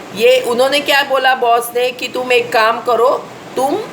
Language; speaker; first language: Hindi; non-native, local second language; Marathi